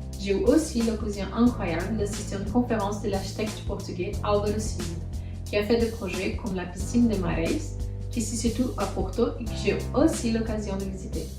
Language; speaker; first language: French; non-native, fluent; Portuguese